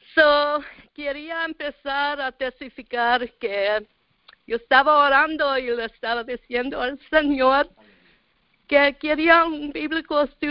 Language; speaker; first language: Spanish; early bilingual, heritage; Spanish